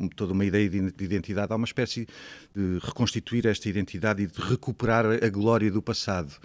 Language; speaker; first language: Portuguese; native; Portuguese